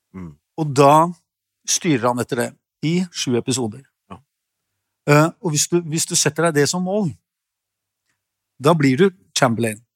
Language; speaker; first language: Norwegian; native; Norwegian